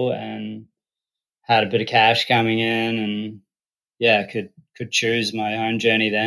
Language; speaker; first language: English; native; English